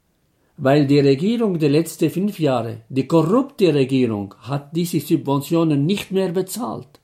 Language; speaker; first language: German; non-native, fluent; Arabic